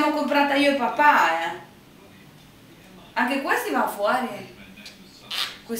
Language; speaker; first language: Italian; native; Italian